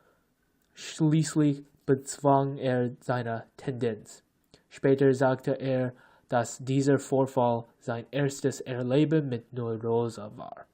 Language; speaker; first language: German; non-native, learner; English